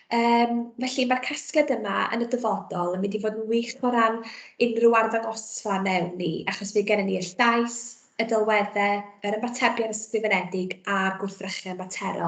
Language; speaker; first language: Welsh; native; Welsh